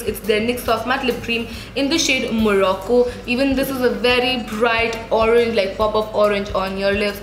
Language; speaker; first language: English; non-native, local second language; Hindi